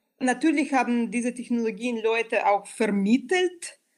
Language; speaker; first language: German; non-native, fluent; Belarusian